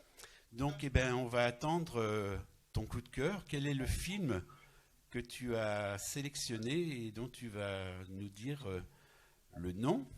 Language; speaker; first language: French; native; French